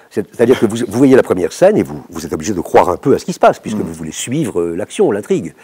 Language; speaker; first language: French; native; French